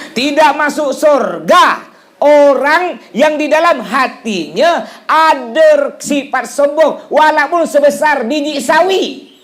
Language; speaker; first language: Malay; native; Malay